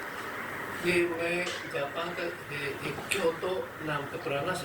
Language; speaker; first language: Hindi; non-native, fluent; Japanese